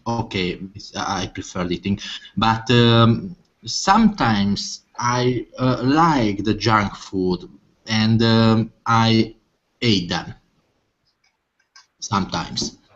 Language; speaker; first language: English; non-native, learner; Hungarian